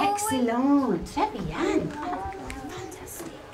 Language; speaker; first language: French; non-native, fluent; English